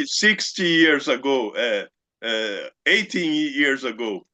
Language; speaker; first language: English; non-native, learner; Portuguese